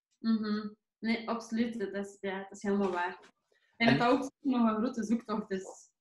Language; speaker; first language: Dutch; early bilingual, other home language; Arabic